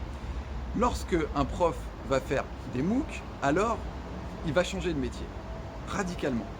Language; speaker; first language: French; native; French